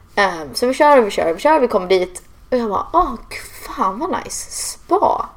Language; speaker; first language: Swedish; early bilingual, heritage; Swedish